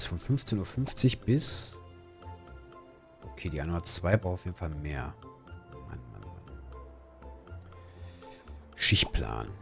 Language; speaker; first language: German; native; German